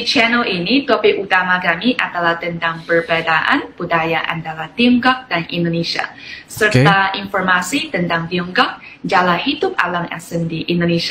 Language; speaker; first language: Indonesian; non-native, fluent; Chinese